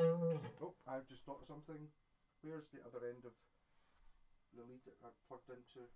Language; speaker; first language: English; native; English